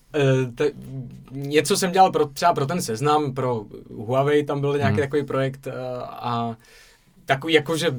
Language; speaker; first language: Czech; native; Czech